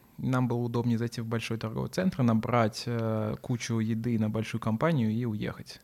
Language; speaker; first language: Russian; native; Russian